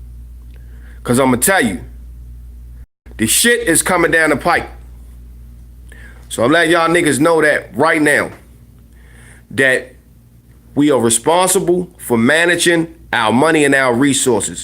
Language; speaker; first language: English; native; English